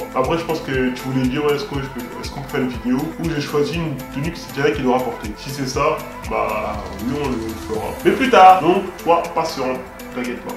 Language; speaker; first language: French; early bilingual, other home language; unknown